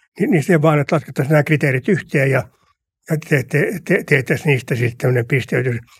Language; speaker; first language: Finnish; native; Finnish